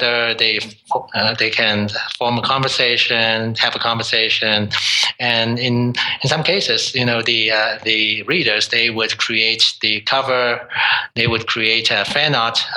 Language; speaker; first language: English; non-native, local second language; Cantonese